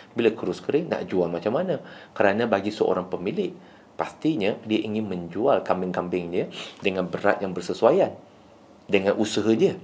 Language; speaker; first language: Malay; non-native, local second language; Chinese